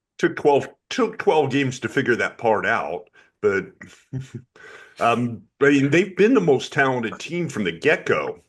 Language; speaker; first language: English; native; English